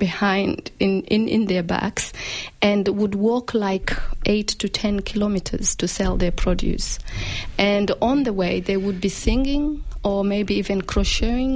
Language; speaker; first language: English; non-native, local second language; Somali